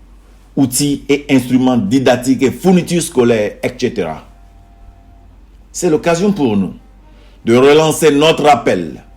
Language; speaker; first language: French; native; French